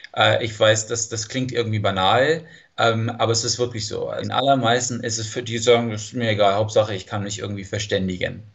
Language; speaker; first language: German; non-native, fluent; English